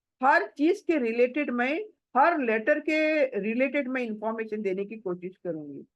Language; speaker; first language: Urdu; native; Urdu